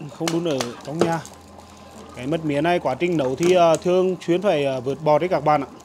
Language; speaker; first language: Vietnamese; native; Vietnamese